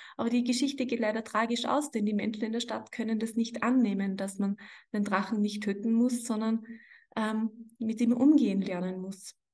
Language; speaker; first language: German; native; German